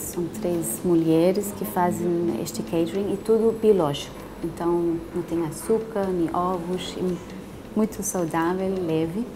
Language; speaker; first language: Portuguese; non-native, learner; German